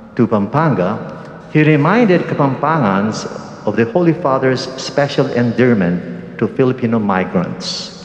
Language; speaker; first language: English; non-native, local second language; Pampanga